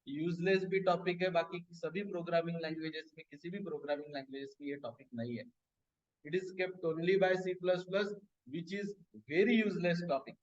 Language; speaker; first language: Hindi; non-native, local second language; Marathi